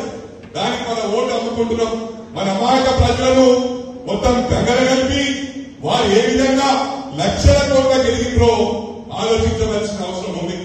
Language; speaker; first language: Telugu; native; Telugu